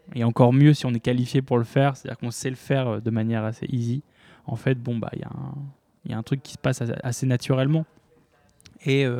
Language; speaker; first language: French; native; French